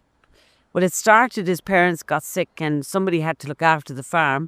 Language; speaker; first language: English; native; English